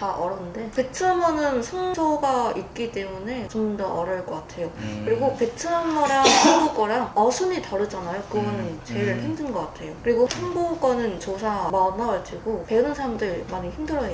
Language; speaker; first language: Korean; non-native, fluent; Vietnamese